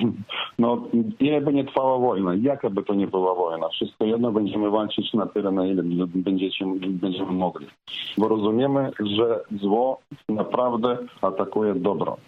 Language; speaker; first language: Polish; non-native, fluent; Ukrainian